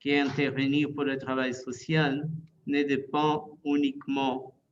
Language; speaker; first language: French; non-native, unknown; Portuguese